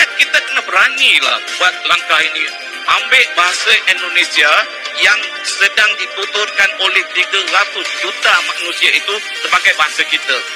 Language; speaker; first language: Malay; native; Malay